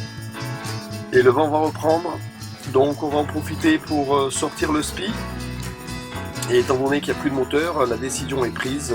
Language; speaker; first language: French; native; French